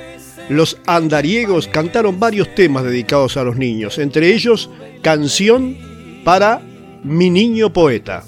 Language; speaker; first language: Spanish; native; Spanish